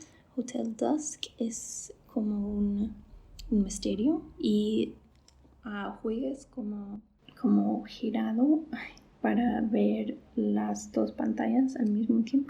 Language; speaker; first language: Spanish; non-native, fluent; English